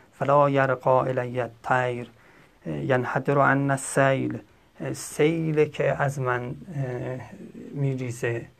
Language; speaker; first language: Persian; native; Persian